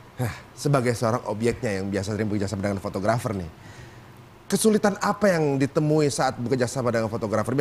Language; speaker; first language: Indonesian; native; Indonesian